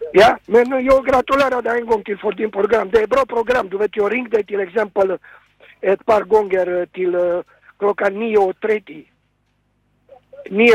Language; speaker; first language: Swedish; non-native, fluent; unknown